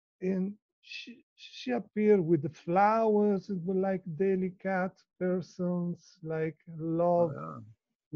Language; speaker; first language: English; non-native, learner; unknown